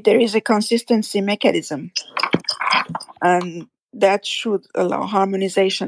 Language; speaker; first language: English; non-native, fluent; French